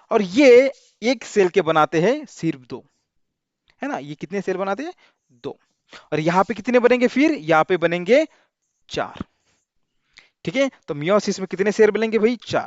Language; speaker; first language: Hindi; non-native, local second language; Marathi